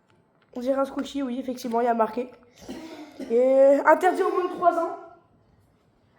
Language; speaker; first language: French; native; French